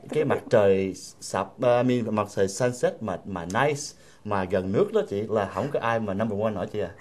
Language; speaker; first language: Vietnamese; early bilingual, heritage; Vietnamese